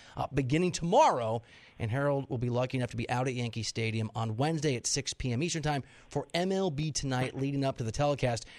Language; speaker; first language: English; native; English